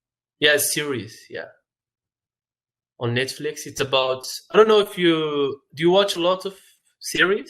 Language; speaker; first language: English; non-native, fluent; Arabic